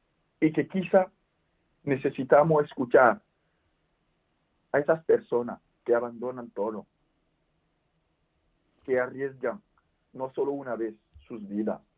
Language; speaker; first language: Spanish; non-native, fluent; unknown